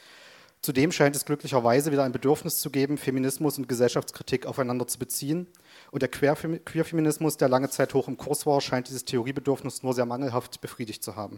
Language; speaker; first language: German; native; German